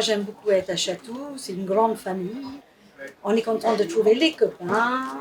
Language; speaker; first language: French; non-native, fluent; English